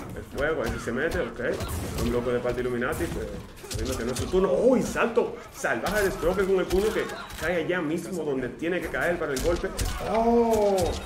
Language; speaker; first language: Spanish; native; Spanish